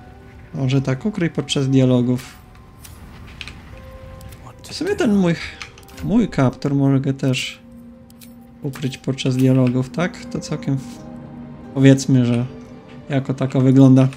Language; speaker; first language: Polish; native; Polish